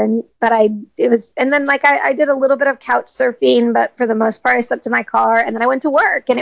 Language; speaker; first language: English; native; English